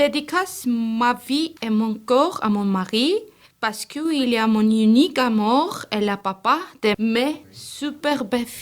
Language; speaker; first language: French; non-native, learner; Armenian